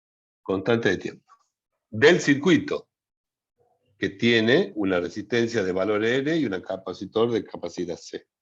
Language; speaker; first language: Spanish; native; Spanish